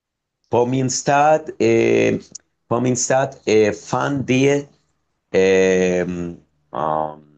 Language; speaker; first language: Swedish; non-native, learner; Spanish